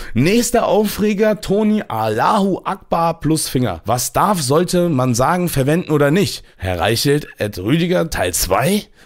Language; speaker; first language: German; early bilingual, other home language; Turkish